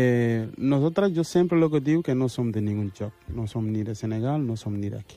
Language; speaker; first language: Catalan; early bilingual, other home language; Wolof